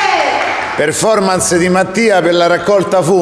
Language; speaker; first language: Italian; native; Italian